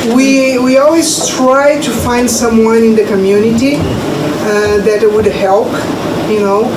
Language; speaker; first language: English; non-native, fluent; Portuguese